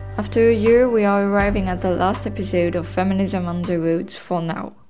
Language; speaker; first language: English; non-native, fluent; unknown